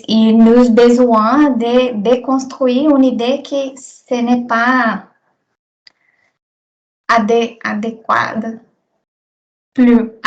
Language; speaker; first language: French; non-native, learner; Portuguese